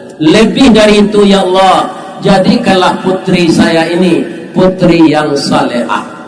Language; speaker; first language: Malay; non-native, local second language; Minangkabau